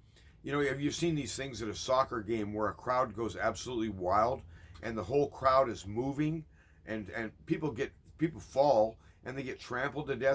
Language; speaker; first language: English; native; English